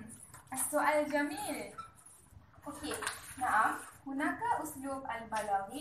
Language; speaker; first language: Arabic; non-native, learner; Malay